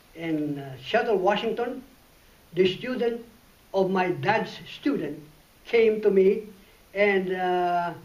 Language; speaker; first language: English; non-native, local second language; Iloko